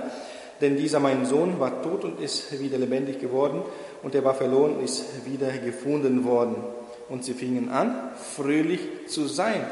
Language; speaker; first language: German; non-native, fluent; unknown